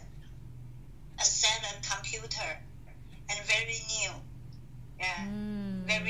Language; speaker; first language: English; non-native, learner; Chinese